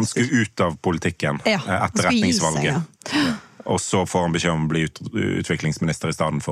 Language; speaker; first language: Norwegian; native; Norwegian